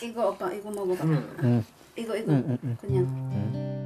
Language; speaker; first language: Korean; non-native, learner; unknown